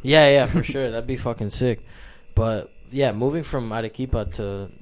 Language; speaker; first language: English; early bilingual, other home language; Spanish